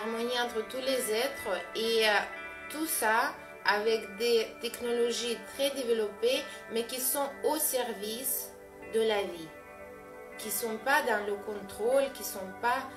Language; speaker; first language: French; non-native, fluent; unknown